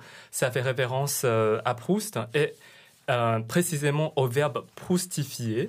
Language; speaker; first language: French; non-native, fluent; Chinese